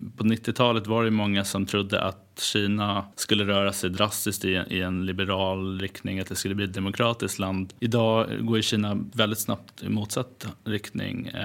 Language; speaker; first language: Swedish; native; Swedish